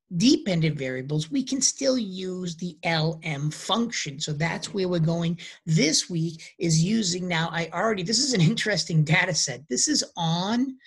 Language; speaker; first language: English; native; English